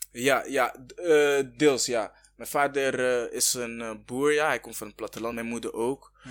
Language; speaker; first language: Dutch; early bilingual, other home language; Kinyarwanda